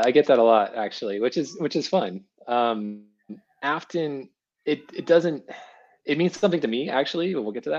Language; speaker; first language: English; native; English